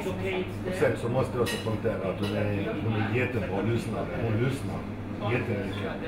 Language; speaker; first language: Swedish; early bilingual, other home language; Macedonian